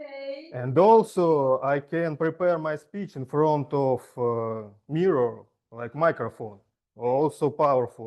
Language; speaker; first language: English; non-native, fluent; Russian